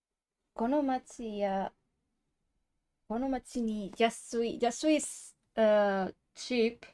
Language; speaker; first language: Japanese; non-native, learner; English